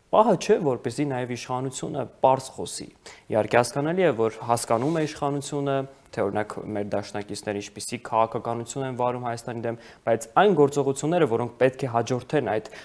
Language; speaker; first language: Armenian; native; Armenian